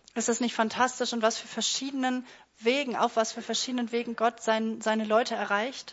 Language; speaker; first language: German; native; German